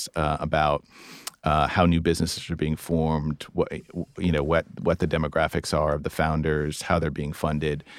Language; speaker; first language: English; native; English